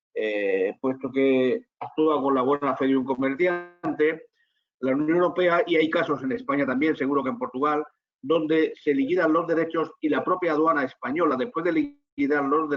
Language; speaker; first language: Spanish; native; Spanish